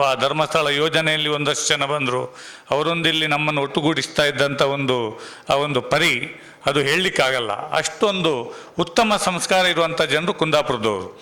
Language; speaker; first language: Kannada; non-native, local second language; Tulu